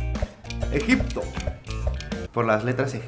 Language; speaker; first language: Spanish; native; Spanish